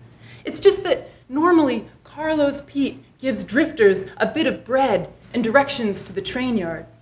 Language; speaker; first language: English; native; English